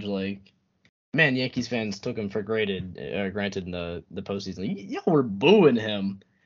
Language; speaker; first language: English; native; English